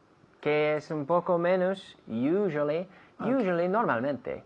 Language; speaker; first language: Spanish; non-native, fluent; English